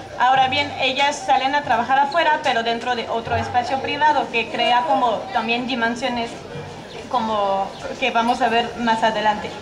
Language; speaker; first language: Spanish; non-native, fluent; French